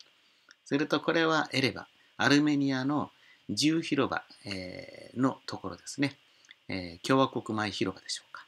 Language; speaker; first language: Japanese; native; Japanese